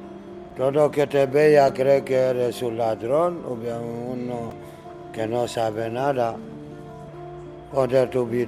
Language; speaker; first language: Spanish; non-native, learner; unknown